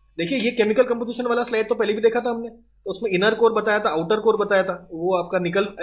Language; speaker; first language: Hindi; native; Hindi